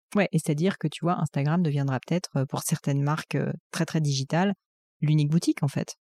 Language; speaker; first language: French; native; French